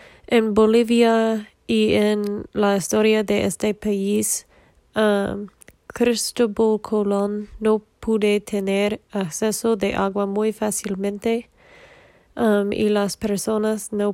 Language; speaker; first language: Spanish; non-native, learner; English